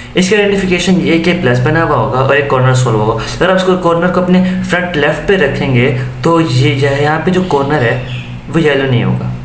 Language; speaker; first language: Urdu; native; Urdu